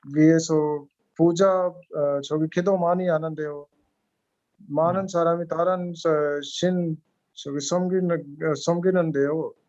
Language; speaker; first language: Korean; non-native, learner; Hindi